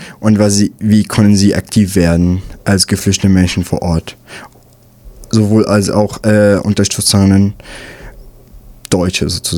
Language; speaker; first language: German; non-native, fluent; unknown